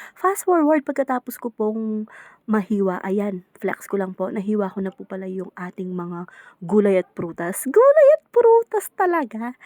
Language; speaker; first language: Filipino; native; Filipino